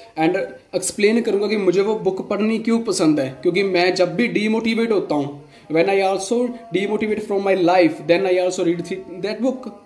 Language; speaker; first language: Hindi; non-native, local second language; Punjabi